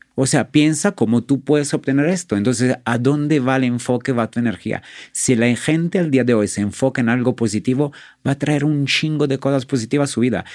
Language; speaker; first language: Spanish; non-native, fluent; Italian